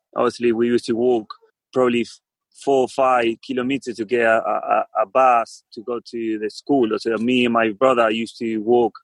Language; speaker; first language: English; non-native, fluent; Spanish